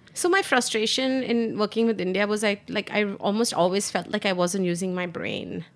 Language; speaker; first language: English; non-native, local second language; Hindi